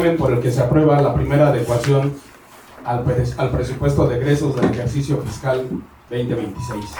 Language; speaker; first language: Spanish; native; Spanish